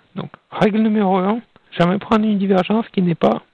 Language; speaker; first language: French; non-native, fluent; Russian